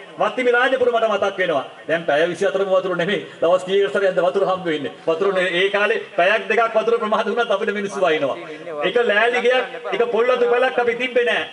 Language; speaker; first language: Sinhala; non-native, local second language; Tamil